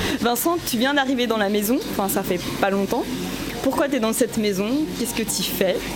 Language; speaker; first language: French; native; French